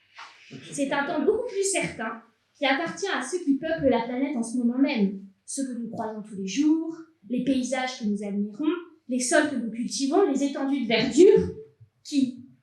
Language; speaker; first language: French; native; French